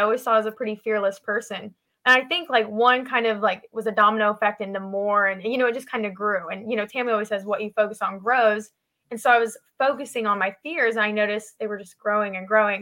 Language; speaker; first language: English; native; English